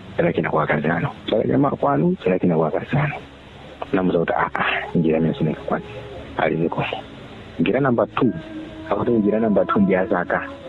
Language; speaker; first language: Nyanja; native; Nyanja